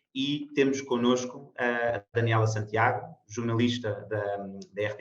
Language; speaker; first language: Portuguese; native; Portuguese